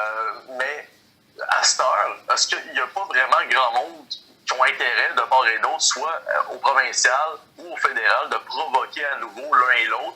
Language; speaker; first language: French; native; French